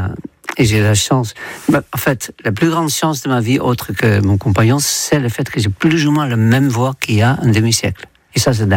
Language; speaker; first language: French; native; French